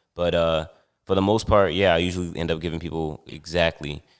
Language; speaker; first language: English; native; English